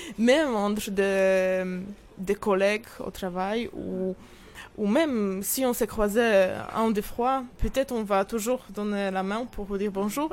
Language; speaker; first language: French; non-native, fluent; Polish